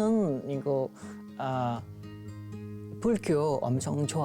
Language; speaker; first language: Korean; non-native, learner; Vietnamese